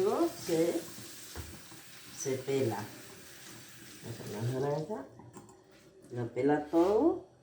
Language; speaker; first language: Spanish; native; Spanish